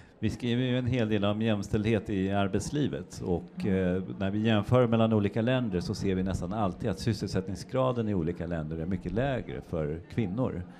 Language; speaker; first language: Swedish; native; Swedish